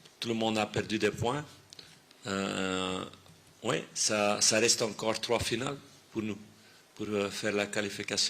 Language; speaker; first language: French; non-native, fluent; Dutch